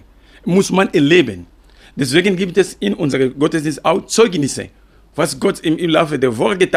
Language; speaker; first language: German; non-native, fluent; French